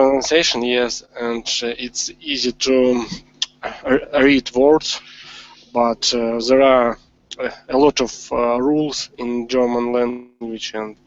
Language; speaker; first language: English; non-native, learner; Russian